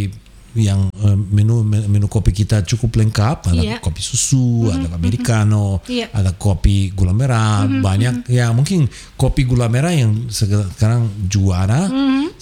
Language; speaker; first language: Indonesian; non-native, fluent; Portuguese